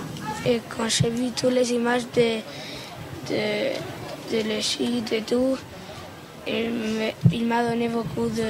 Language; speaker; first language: French; non-native, learner; Spanish